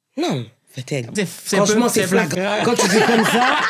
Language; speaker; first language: French; native; French